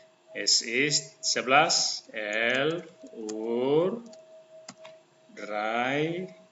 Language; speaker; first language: German; non-native, learner; Indonesian